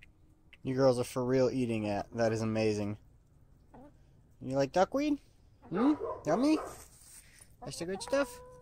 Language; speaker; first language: English; native; English